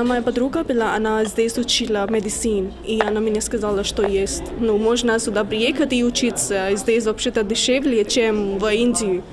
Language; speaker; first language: Russian; non-native, learner; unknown